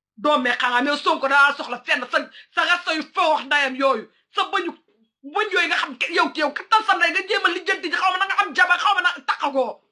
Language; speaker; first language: Wolof; early bilingual, heritage; Wolof